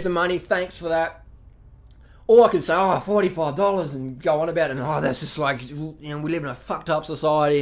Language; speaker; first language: English; native; English